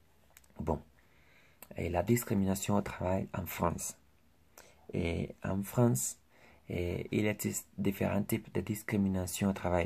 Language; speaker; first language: French; non-native, learner; Spanish